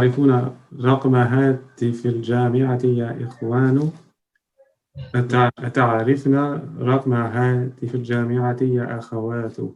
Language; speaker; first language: Arabic; non-native, learner; French